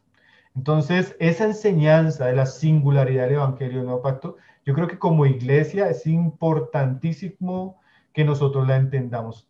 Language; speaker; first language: Spanish; native; Spanish